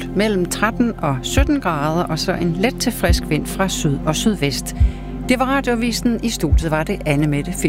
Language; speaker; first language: Danish; native; Danish